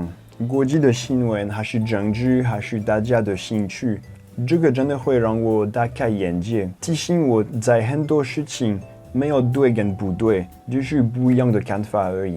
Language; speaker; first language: Chinese; non-native, fluent; French